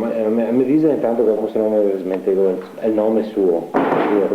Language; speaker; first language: Italian; native; Italian